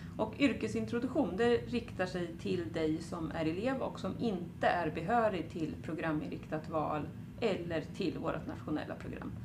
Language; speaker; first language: Swedish; native; Swedish